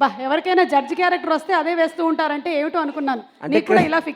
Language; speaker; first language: Telugu; native; Telugu